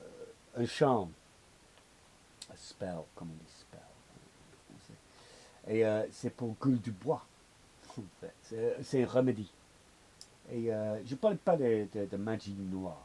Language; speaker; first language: French; non-native, learner; English